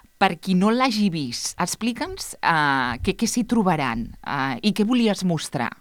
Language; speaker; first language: Catalan; native; Catalan